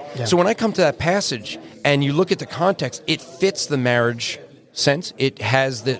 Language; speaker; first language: English; native; English